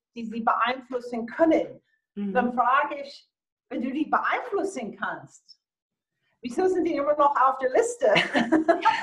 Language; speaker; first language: German; non-native, fluent; English